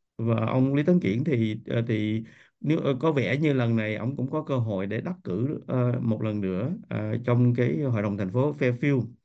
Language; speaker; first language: Vietnamese; native; Vietnamese